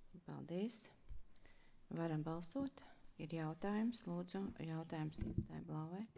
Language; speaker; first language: Latvian; native; Latvian